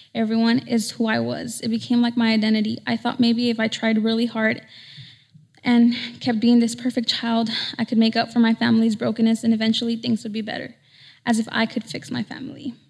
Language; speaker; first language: English; early bilingual, other home language; Spanish